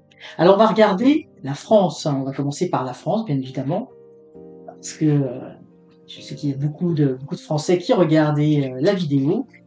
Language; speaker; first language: French; native; French